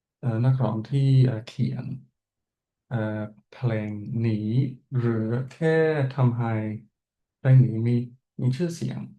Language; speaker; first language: Thai; non-native, fluent; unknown